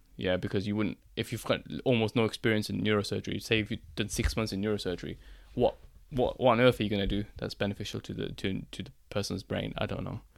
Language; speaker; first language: English; native; English